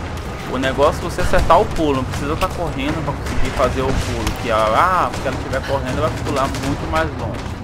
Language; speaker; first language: Portuguese; native; Portuguese